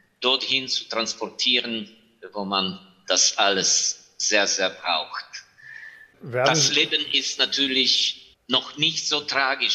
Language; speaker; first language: German; non-native, fluent; Ukrainian